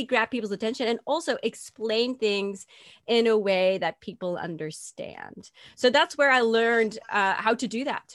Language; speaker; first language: English; non-native, fluent; Dutch